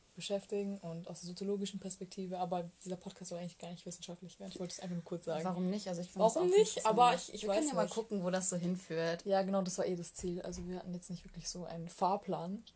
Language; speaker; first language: German; early bilingual, other home language; Turkish